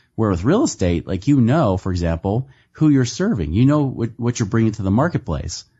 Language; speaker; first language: English; native; English